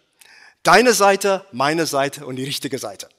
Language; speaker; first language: German; non-native, fluent; English